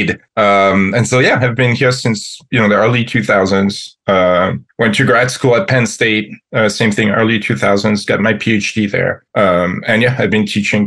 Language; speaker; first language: English; non-native, fluent; French